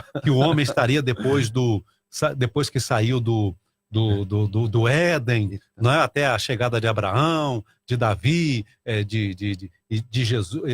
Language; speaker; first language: Portuguese; native; Portuguese